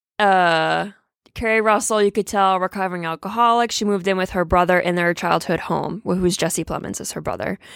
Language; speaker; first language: English; native; English